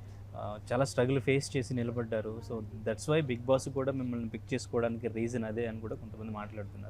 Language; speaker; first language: Telugu; native; Telugu